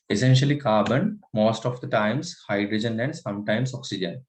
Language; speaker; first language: English; non-native, local second language; Sinhala